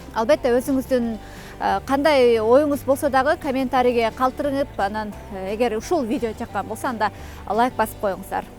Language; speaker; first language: Kyrgyz; native; Kyrgyz